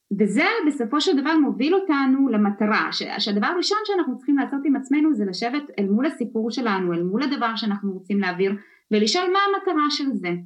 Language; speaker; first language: Hebrew; early bilingual, other home language; Russian